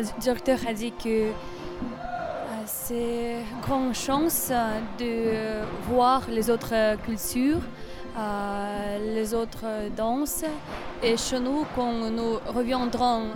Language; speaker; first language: French; non-native, learner; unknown